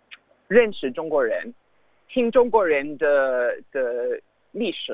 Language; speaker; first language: Chinese; non-native, fluent; English